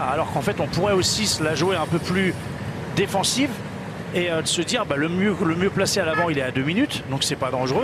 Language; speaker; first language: French; native; French